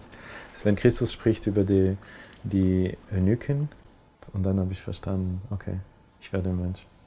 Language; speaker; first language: German; non-native, local second language; French